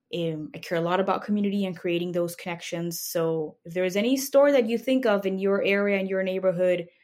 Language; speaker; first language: English; non-native, fluent; Spanish